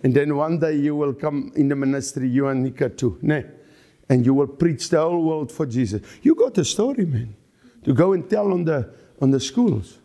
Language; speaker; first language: English; non-native, local second language; Afrikaans